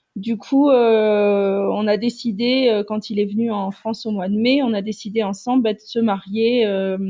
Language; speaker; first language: French; native; French